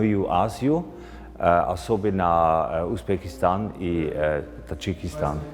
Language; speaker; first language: Russian; non-native, fluent; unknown